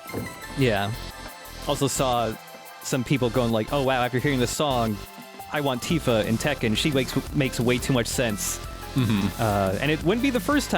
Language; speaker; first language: English; native; English